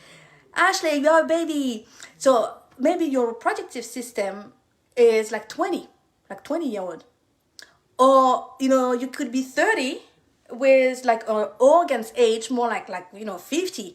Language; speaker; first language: English; non-native, fluent; French